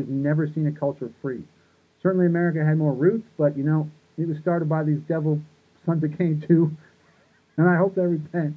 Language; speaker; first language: English; native; English